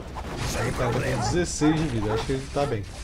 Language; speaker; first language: Portuguese; native; Portuguese